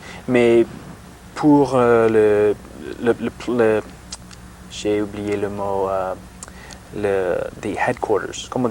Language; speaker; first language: French; non-native, learner; English